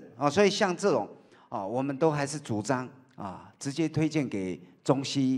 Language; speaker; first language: Chinese; native; Chinese